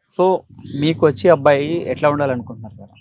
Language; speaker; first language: Telugu; native; Telugu